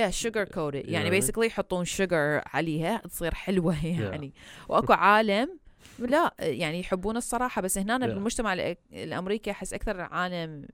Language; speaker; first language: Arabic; early bilingual, heritage; Arabic